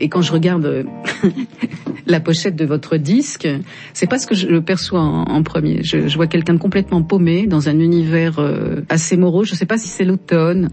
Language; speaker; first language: French; native; French